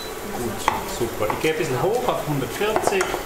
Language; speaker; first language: German; native; German